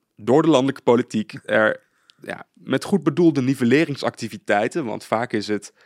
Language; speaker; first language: Dutch; native; Dutch